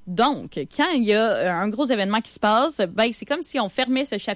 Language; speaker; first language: French; native; French